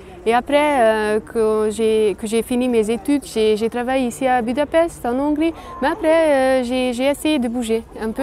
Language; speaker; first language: French; non-native, fluent; Hungarian